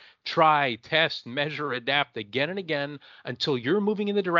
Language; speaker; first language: English; native; English